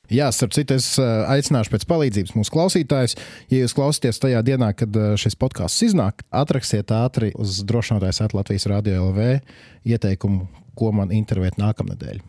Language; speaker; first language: Latvian; native; Latvian